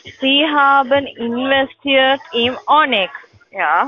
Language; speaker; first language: German; non-native, learner; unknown